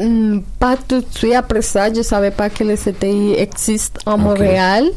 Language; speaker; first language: French; non-native, learner; Spanish